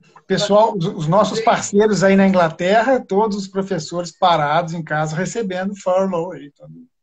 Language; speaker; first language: Portuguese; native; Portuguese